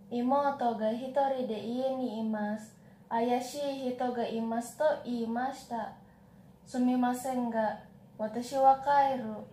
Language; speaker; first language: Japanese; non-native, learner; Indonesian